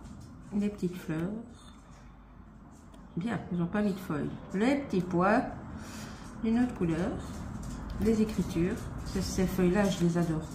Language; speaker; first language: French; native; French